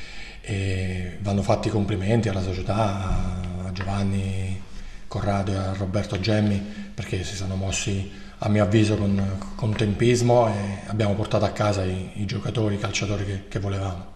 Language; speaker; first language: Italian; native; Italian